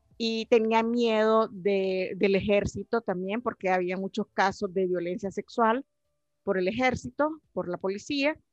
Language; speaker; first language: Spanish; native; Spanish